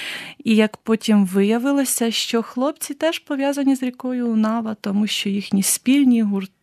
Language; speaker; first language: Ukrainian; native; Ukrainian